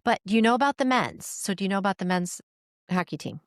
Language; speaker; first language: English; native; English